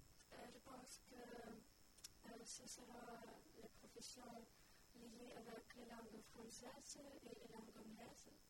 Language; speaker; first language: French; non-native, learner; Ukrainian